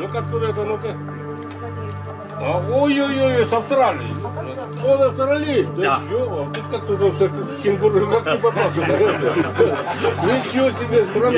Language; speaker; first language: Russian; native; Russian